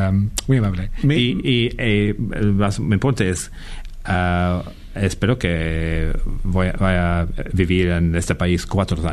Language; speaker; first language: Spanish; non-native, fluent; English